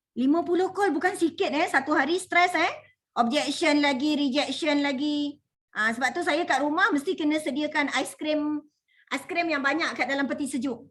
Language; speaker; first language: Malay; native; Malay